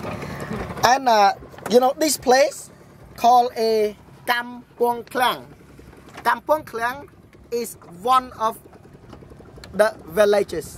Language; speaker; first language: English; non-native, fluent; Khmer